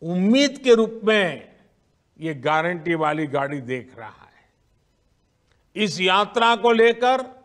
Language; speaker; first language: Hindi; non-native, local second language; Gujarati